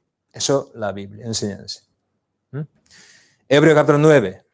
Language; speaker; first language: Spanish; non-native, learner; Korean